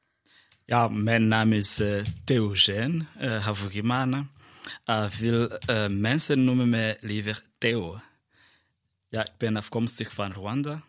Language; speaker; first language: Dutch; non-native, fluent; Kinyarwanda